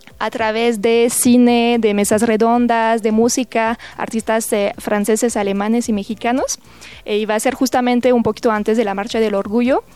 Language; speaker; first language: Spanish; non-native, fluent; French